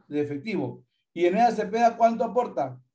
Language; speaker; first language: Spanish; native; Spanish